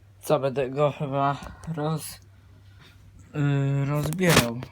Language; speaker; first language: Polish; native; Polish